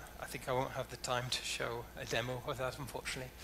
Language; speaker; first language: English; native; English